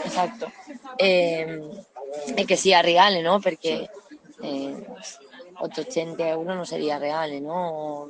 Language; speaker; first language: Italian; non-native, learner; Spanish